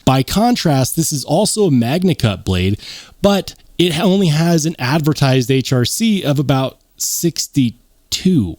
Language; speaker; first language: English; native; English